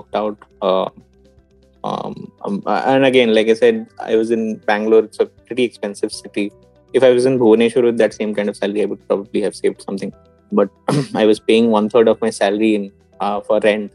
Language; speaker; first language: English; non-native, local second language; Odia